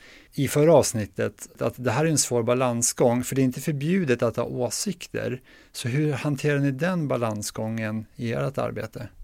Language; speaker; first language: Swedish; native; Swedish